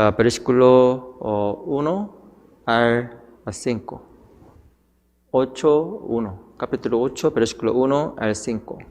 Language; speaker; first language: Spanish; non-native, learner; Korean